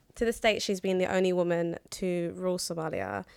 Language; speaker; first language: English; early bilingual, other home language; Somali